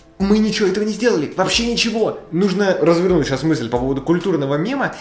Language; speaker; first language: Russian; native; Russian